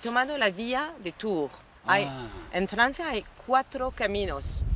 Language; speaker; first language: Spanish; non-native, learner; French